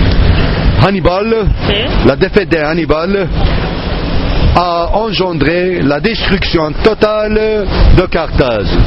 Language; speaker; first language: French; non-native, fluent; Arabic